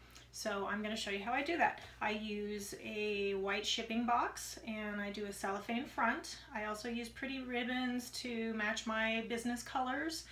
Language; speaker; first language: English; native; English